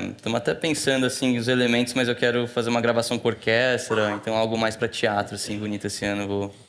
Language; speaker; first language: Portuguese; native; Portuguese